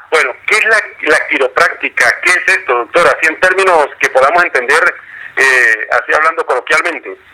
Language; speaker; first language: Spanish; native; Spanish